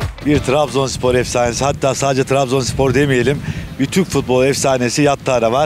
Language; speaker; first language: Turkish; native; Turkish